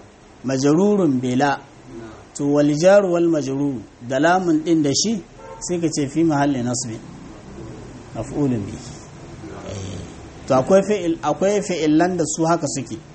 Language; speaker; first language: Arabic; non-native, fluent; Hausa